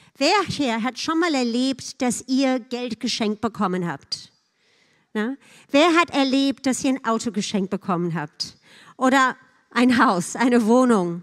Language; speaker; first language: German; non-native, fluent; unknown